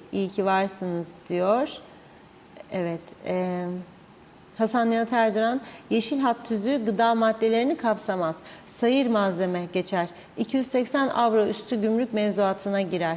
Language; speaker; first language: Turkish; native; Turkish